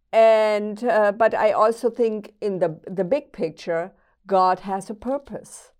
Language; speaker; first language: English; non-native, fluent; German